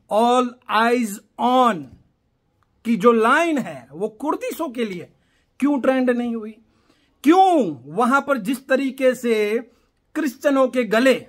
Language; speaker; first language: Hindi; non-native, local second language; Gujarati